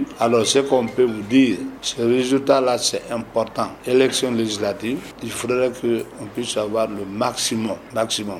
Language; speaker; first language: French; non-native, local second language; Susu